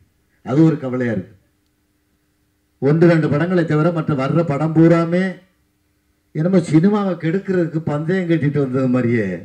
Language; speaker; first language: Tamil; native; Tamil